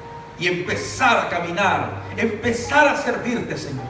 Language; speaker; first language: Spanish; native; Spanish